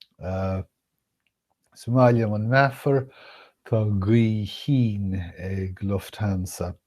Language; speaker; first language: Irish; non-native, fluent; English